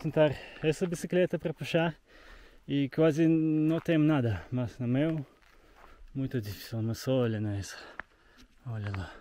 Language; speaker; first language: Portuguese; non-native, learner; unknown